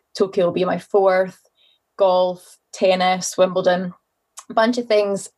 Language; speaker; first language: English; native; English